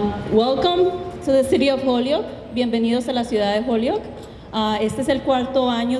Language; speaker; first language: Spanish; native; Spanish